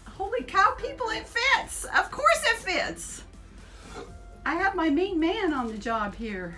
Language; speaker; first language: English; native; English